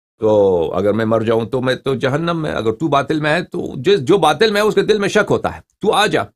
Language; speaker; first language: Urdu; non-native, fluent; Persian